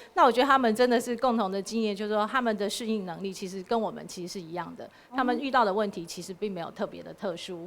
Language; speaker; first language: Chinese; native; Chinese